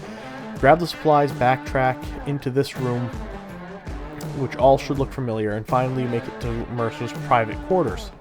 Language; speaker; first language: English; native; English